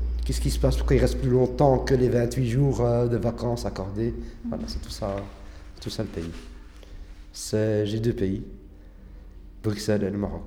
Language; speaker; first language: French; early bilingual, other home language; Arabic